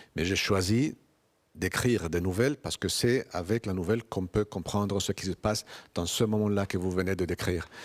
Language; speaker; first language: French; non-native, fluent; Spanish